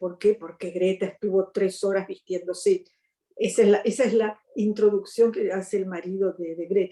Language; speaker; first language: Spanish; native; Spanish